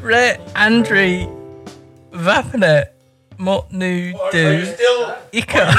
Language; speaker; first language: Norwegian; non-native, learner; English